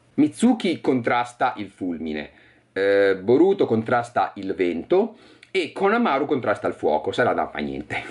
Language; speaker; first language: Italian; native; Italian